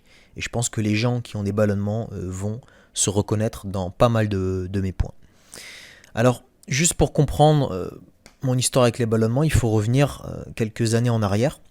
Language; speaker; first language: French; native; French